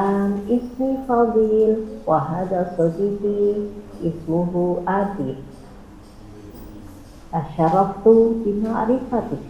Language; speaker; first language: Arabic; non-native, learner; Indonesian